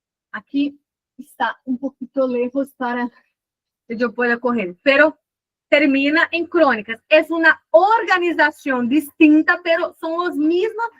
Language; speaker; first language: Spanish; non-native, fluent; Portuguese